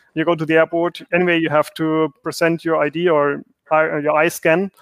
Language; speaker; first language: English; non-native, fluent; German